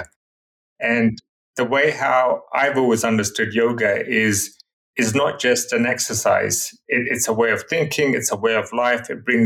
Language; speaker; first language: English; native; English